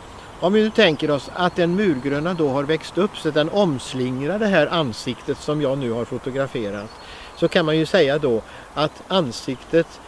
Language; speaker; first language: Swedish; native; Swedish